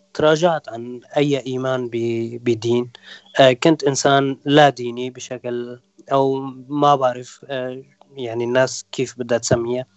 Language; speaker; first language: Arabic; non-native, local second language; Kurdish